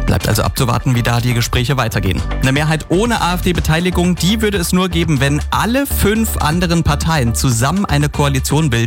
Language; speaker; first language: German; native; German